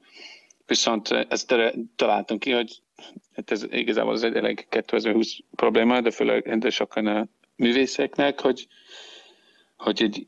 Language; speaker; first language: Hungarian; non-native, fluent; English